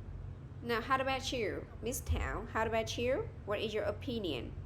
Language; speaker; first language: English; non-native, fluent; Vietnamese